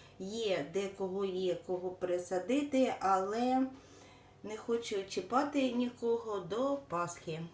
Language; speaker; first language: Ukrainian; non-native, local second language; Russian